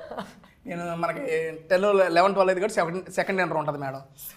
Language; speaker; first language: Telugu; native; Telugu